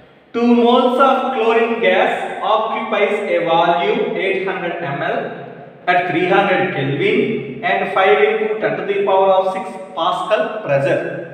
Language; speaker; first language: English; non-native, local second language; Telugu